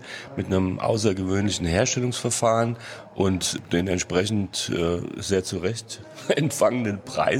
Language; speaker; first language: German; native; German